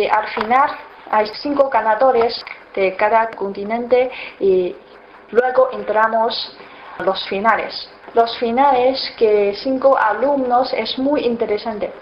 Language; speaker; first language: Spanish; non-native, learner; Chinese